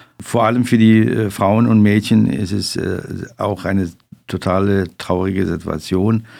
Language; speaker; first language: German; non-native, fluent; Persian